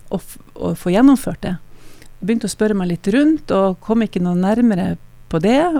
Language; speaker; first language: Norwegian; native; Norwegian